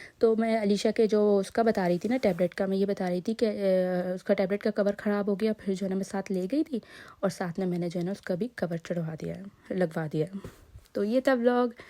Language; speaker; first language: Urdu; native; Urdu